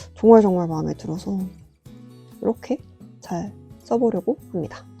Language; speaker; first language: Korean; native; Korean